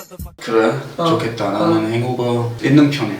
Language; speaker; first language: Korean; non-native, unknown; English